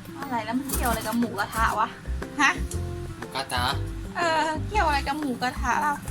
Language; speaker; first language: Thai; native; Thai